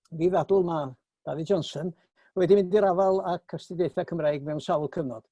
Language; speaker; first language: Welsh; native; Welsh